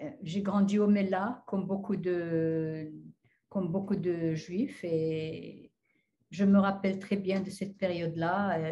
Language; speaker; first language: French; non-native, local second language; Arabic